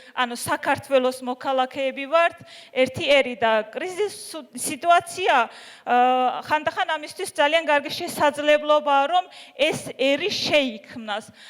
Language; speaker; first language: Georgian; non-native, local second language; Azerbaijani